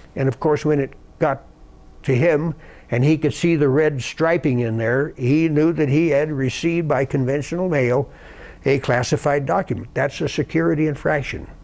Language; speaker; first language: English; native; English